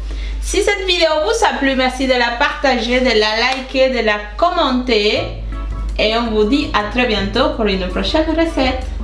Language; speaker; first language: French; non-native, fluent; Spanish